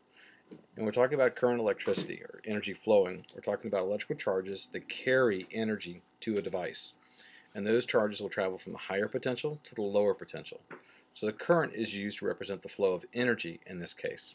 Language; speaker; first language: English; native; English